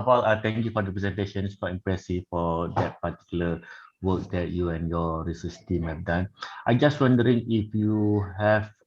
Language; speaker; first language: English; non-native, local second language; Malay